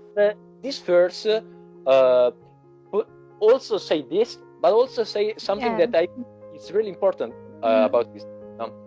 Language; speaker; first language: English; non-native, learner; Italian